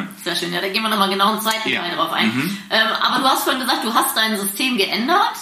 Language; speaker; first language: German; native; German